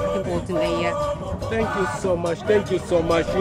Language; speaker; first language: English; native; English